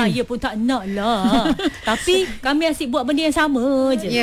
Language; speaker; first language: Malay; native; Malay